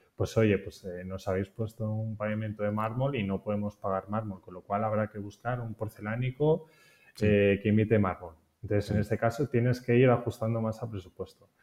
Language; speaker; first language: Spanish; native; Spanish